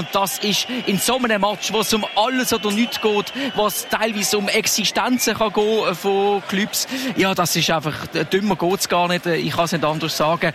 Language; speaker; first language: German; native; German